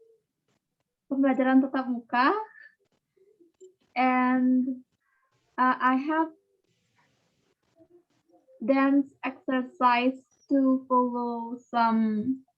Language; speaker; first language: English; non-native, learner; Indonesian